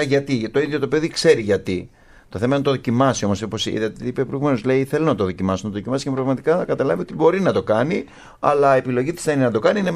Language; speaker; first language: Greek; native; Greek